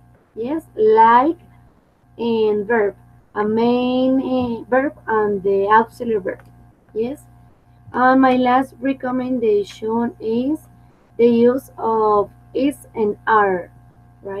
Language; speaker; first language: English; non-native, fluent; Spanish